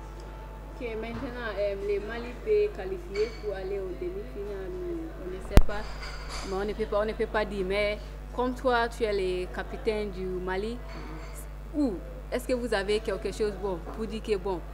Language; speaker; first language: French; non-native, learner; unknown